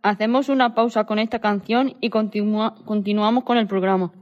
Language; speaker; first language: Spanish; native; Spanish